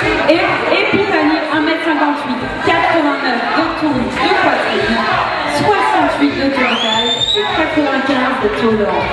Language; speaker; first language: French; native; French